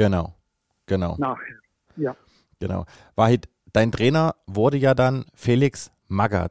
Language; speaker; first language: German; native; German